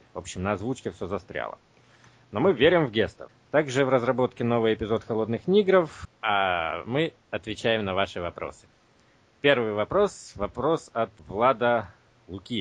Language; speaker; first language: Russian; native; Russian